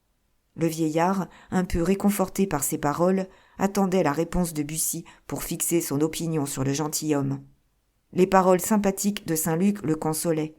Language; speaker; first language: French; native; French